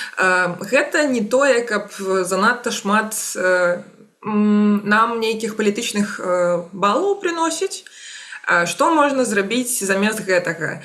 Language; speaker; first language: Belarusian; non-native, local second language; Russian